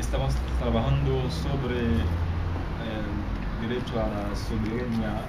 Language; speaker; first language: Spanish; non-native, learner; Haitian Creole